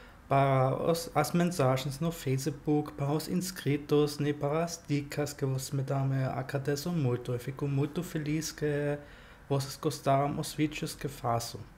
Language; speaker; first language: Portuguese; non-native, fluent; German